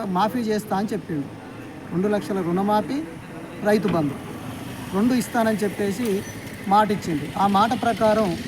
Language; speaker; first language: Telugu; native; Telugu